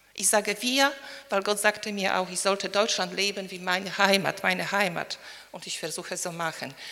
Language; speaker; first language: German; non-native, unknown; Polish